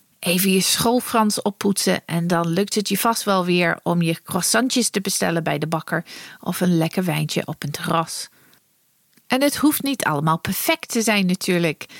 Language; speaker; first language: Dutch; non-native, fluent; English